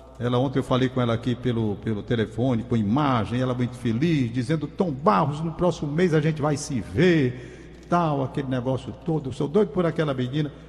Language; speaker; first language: Portuguese; native; Portuguese